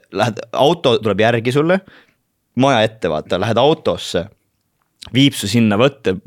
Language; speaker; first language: Estonian; native; Estonian